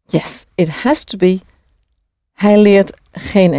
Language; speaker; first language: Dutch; non-native, fluent; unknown